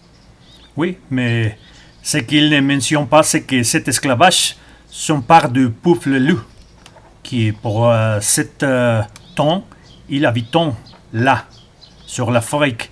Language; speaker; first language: French; non-native, learner; Spanish